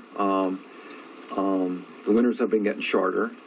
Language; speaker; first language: English; native; English